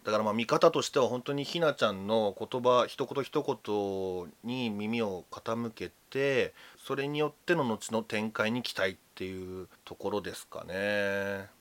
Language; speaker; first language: Japanese; native; Japanese